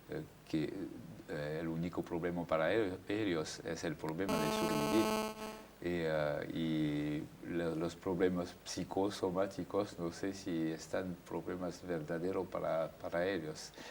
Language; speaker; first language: Spanish; non-native, fluent; French